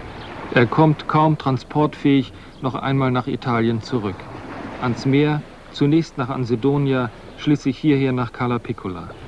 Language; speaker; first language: German; native; German